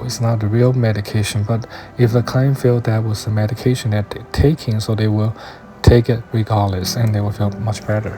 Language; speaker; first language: English; non-native, fluent; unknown